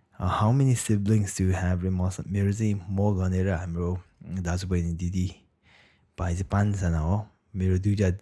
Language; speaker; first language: Nepali; non-native, local second language; Tibetan